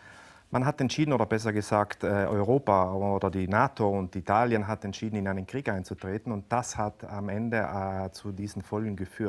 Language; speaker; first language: German; native; German